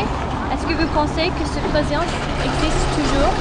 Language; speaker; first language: French; non-native, learner; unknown